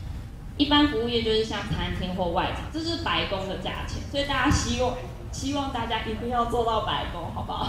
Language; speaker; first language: Chinese; native; Chinese